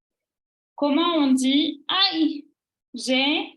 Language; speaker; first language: French; native; French